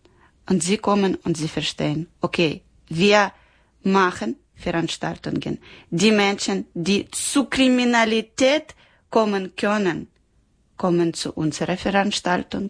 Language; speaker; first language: German; non-native, learner; Ukrainian